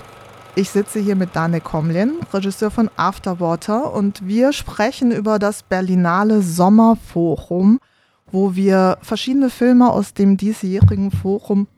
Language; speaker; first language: German; native; German